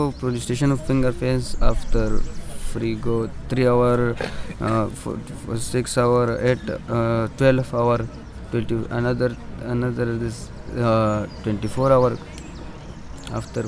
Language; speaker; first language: English; non-native, learner; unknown